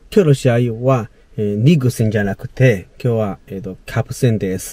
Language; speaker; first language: Japanese; non-native, learner; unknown